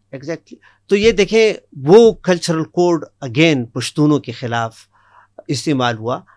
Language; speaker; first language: Urdu; non-native, local second language; Pashto